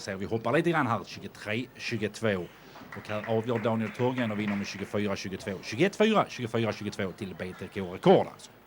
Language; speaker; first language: Swedish; native; Swedish